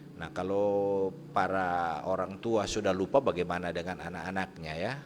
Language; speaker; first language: Indonesian; native; Indonesian